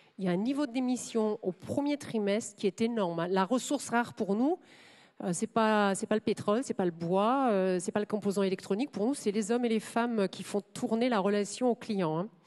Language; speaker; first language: French; non-native, fluent; German